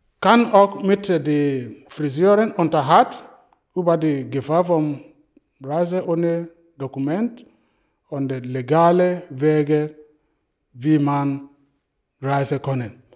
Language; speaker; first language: German; non-native, fluent; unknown